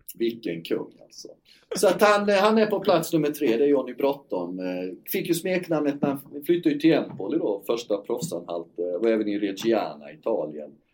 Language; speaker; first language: Swedish; native; Swedish